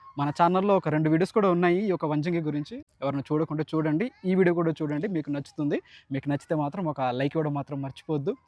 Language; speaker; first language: Telugu; non-native, local second language; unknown